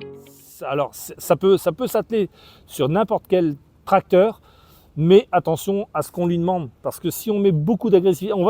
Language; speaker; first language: French; native; French